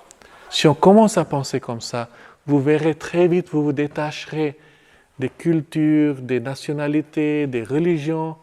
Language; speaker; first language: French; non-native, fluent; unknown